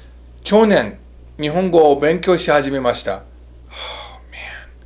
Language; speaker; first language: Japanese; non-native, fluent; English